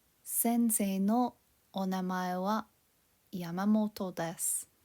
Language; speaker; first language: Japanese; non-native, fluent; English